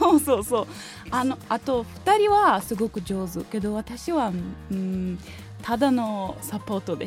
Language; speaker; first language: Japanese; non-native, learner; Portuguese